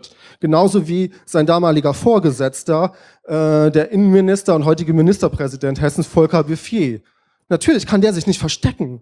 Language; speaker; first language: German; native; German